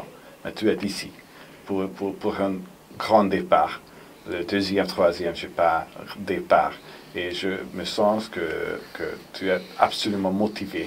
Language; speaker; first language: French; non-native, fluent; Hungarian